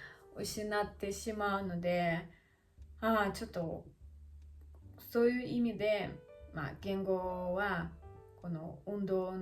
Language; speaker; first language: Japanese; non-native, learner; Russian